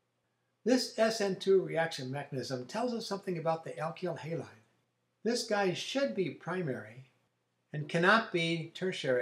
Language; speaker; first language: English; native; English